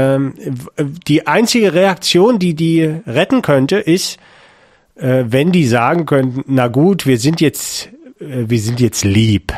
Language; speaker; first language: German; native; German